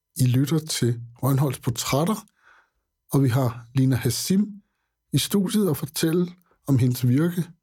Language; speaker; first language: Danish; early bilingual, other home language; Arabic